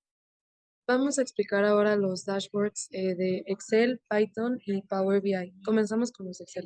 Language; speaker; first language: Spanish; native; Spanish